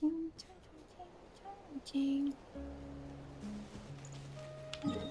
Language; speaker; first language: English; non-native, learner; Vietnamese